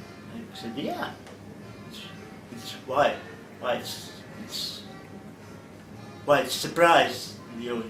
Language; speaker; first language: English; non-native, learner; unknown